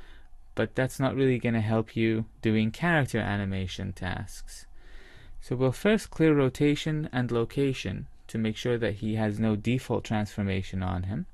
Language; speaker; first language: English; native; English